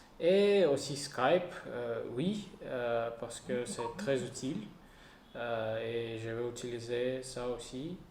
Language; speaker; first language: French; non-native, learner; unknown